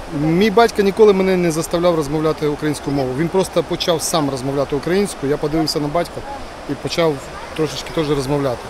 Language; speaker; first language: Ukrainian; non-native, local second language; Russian